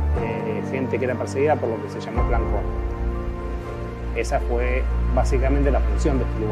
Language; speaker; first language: Spanish; native; Spanish